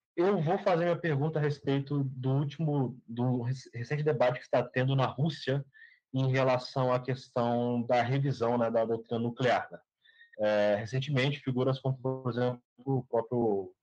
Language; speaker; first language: Portuguese; native; Portuguese